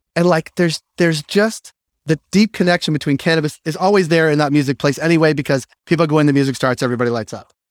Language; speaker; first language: English; native; English